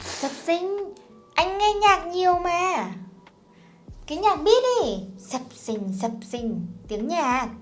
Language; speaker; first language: Vietnamese; native; Vietnamese